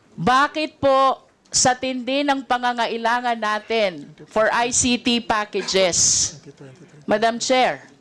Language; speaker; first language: Filipino; native; Filipino